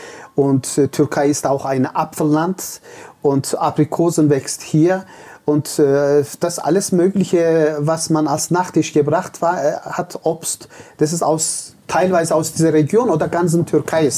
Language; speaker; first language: German; non-native, fluent; Turkish